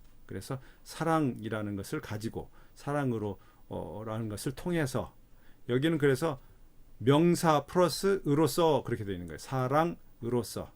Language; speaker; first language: Korean; native; Korean